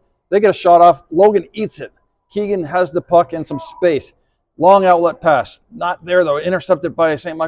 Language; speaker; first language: English; native; English